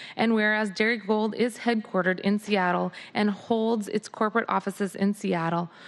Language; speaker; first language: English; native; English